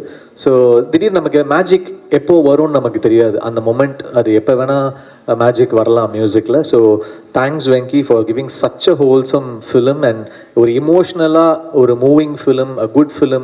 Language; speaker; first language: Tamil; native; Tamil